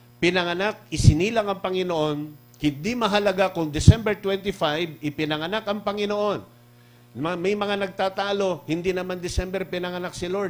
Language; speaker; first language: Filipino; non-native, local second language; Cebuano